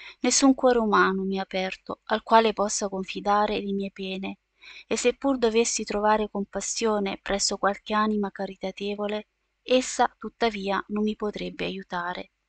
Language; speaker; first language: Italian; native; Italian